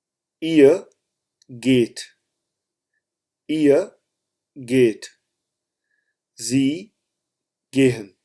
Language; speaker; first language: German; non-native, fluent; Urdu